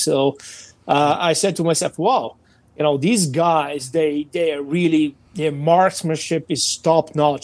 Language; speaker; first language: English; non-native, fluent; Bulgarian